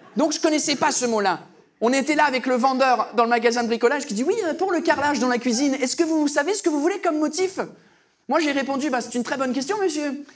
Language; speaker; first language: French; early bilingual, other home language; English